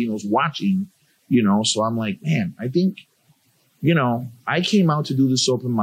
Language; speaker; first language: English; native; English